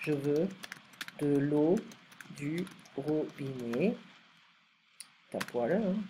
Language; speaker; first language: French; non-native, fluent; English